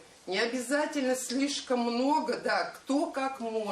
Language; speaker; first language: Russian; native; Russian